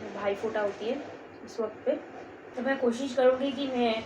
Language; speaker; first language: Hindi; non-native, local second language; Bangla